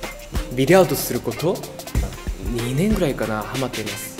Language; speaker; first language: Japanese; non-native, fluent; Korean